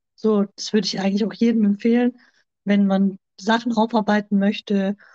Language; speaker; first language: German; native; German